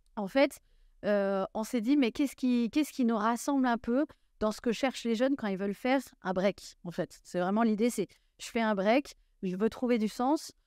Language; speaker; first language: French; native; French